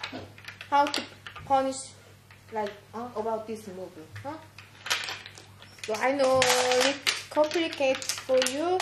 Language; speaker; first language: English; non-native, learner; Korean